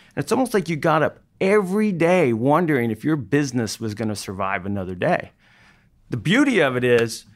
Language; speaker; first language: English; native; English